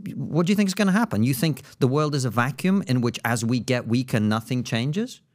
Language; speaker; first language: English; non-native, fluent; Russian